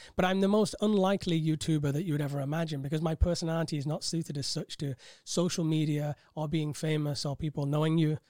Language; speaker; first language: English; native; English